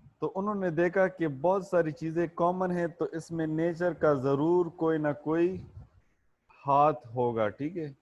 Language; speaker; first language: Urdu; non-native, local second language; Pashto